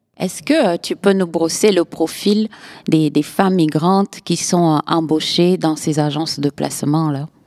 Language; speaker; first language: French; native; French